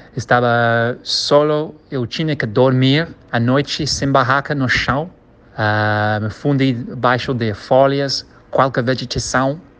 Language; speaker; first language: Portuguese; non-native, learner; English